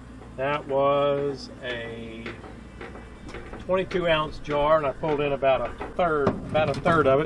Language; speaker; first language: English; native; English